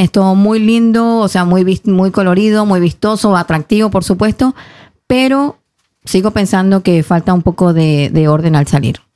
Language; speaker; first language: Spanish; native; Spanish